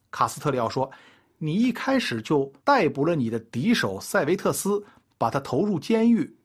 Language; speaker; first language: Chinese; native; Chinese